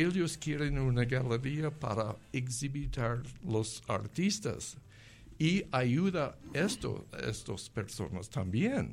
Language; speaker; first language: Spanish; non-native, learner; English